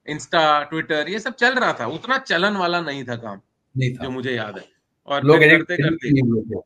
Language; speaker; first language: Hindi; native; Hindi